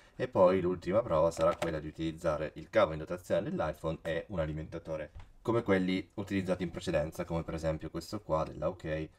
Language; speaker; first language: Italian; native; Italian